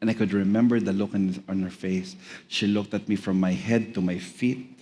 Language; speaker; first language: English; non-native, local second language; Filipino